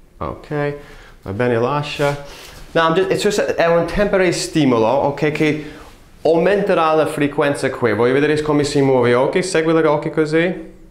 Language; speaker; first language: Italian; non-native, fluent; English